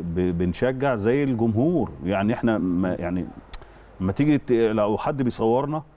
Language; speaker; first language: Arabic; native; Arabic